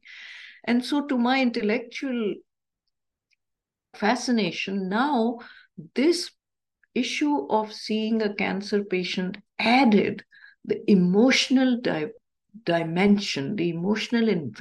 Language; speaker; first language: English; non-native, local second language; Urdu